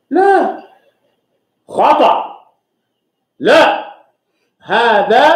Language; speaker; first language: Arabic; non-native, fluent; English